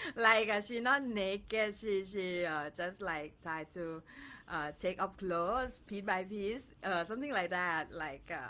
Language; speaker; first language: English; non-native, learner; Thai